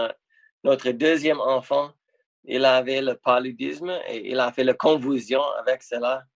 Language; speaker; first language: French; non-native, fluent; English